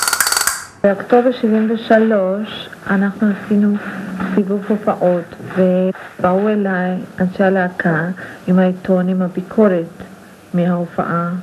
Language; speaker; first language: Hebrew; non-native, fluent; Spanish